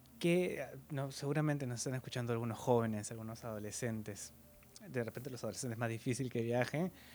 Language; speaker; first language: Spanish; native; Spanish